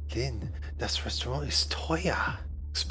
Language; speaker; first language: German; non-native, learner; English